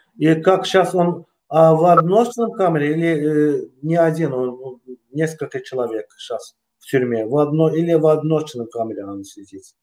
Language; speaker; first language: Russian; non-native, local second language; Azerbaijani